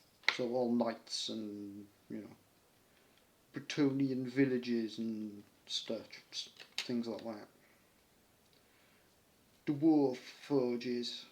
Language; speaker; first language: English; native; English